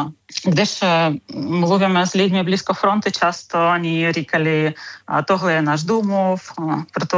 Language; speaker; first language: Czech; non-native, fluent; Ukrainian